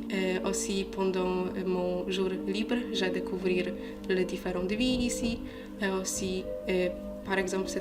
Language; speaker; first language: French; non-native, fluent; Polish